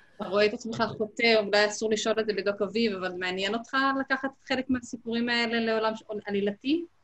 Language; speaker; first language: Hebrew; native; Hebrew